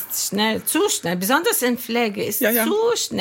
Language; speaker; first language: German; non-native, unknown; Arabic